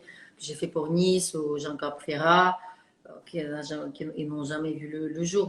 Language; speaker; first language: French; non-native, fluent; Russian